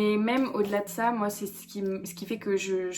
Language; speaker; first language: French; native; French